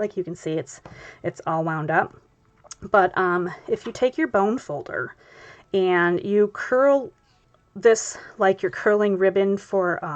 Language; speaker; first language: English; native; English